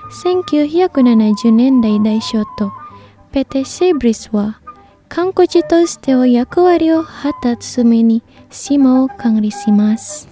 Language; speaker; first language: Japanese; non-native, fluent; Indonesian